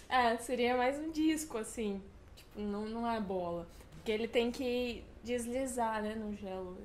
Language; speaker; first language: Portuguese; non-native, fluent; Russian